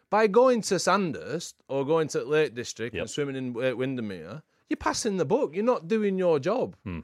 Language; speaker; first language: English; native; English